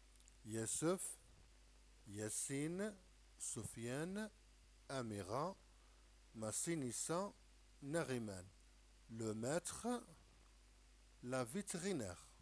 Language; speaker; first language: French; non-native, local second language; Arabic